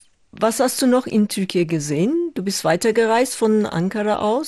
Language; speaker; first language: German; non-native, fluent; Turkish